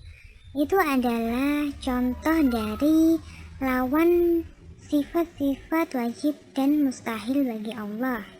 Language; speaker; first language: Indonesian; native; Indonesian